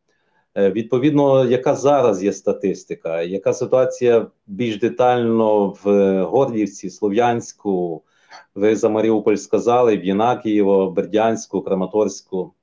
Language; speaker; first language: Ukrainian; native; Ukrainian